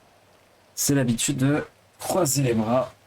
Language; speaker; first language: French; native; French